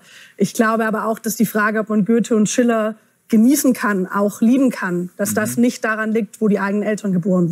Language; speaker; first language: German; native; German